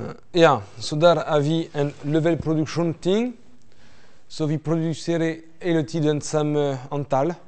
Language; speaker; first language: Norwegian; non-native, fluent; French